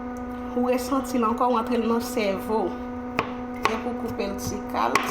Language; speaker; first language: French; non-native, learner; Haitian Creole